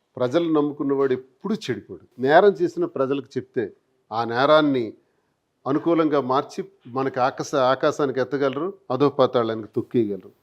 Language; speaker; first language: Telugu; native; Telugu